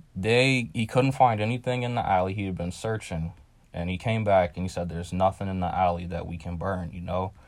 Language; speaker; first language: English; native; English